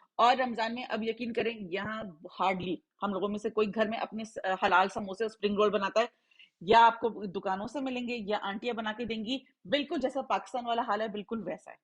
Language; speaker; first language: Urdu; native; Urdu